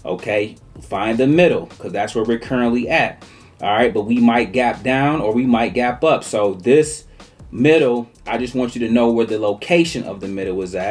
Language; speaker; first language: English; native; English